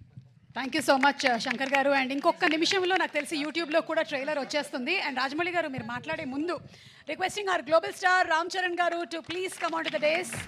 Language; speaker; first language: Telugu; native; Telugu